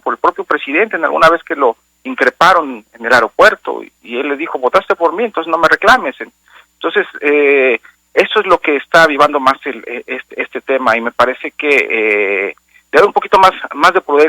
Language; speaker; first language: Spanish; native; Spanish